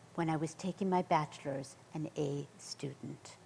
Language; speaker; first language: English; native; English